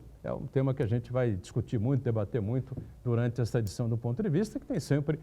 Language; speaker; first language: Portuguese; native; Portuguese